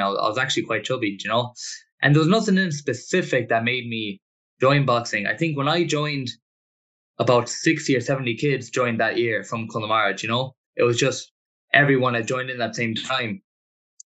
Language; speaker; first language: English; native; English